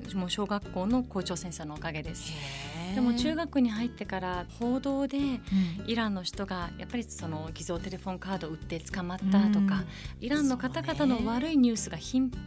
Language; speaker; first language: Japanese; early bilingual, other home language; Persian